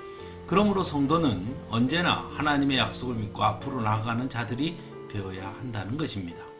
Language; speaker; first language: Korean; native; Korean